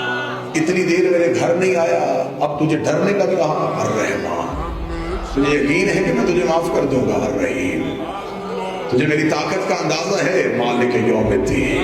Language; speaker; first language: Urdu; native; Urdu